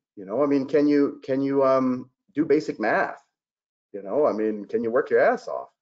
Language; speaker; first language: English; native; English